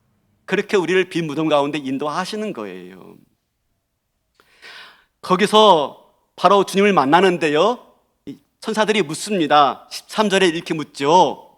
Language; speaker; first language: Korean; native; Korean